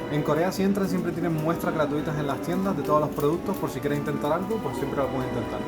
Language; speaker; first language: Spanish; native; Spanish